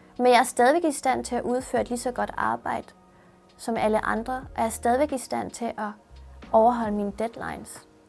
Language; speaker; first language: Danish; early bilingual, other home language; Persian